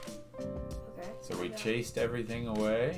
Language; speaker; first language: English; native; English